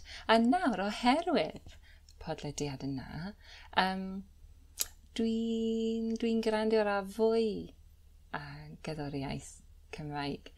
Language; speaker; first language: Welsh; non-native, learner; English